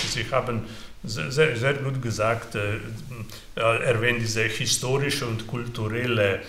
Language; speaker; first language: German; non-native, fluent; Slovenian